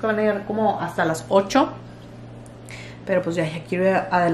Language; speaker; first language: Spanish; native; Spanish